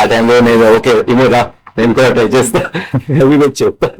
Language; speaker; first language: Telugu; non-native, learner; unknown